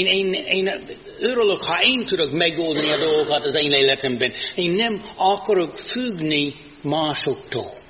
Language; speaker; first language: Hungarian; non-native, fluent; English